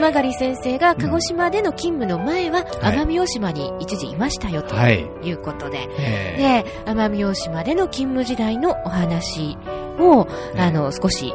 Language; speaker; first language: Japanese; native; Japanese